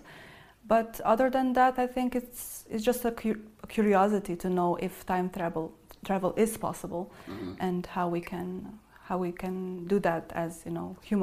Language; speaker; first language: English; non-native, fluent; Romanian